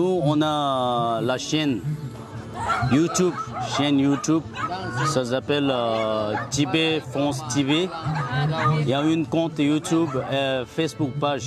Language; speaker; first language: French; non-native, learner; Tibetan